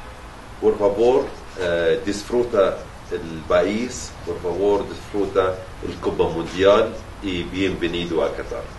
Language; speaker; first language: Spanish; non-native, learner; Arabic